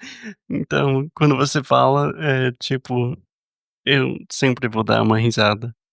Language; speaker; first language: Portuguese; non-native, fluent; English